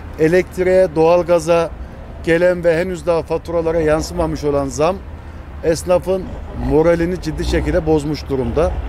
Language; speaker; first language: Turkish; native; Turkish